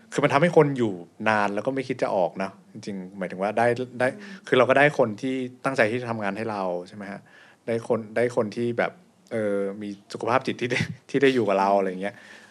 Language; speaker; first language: Thai; native; Thai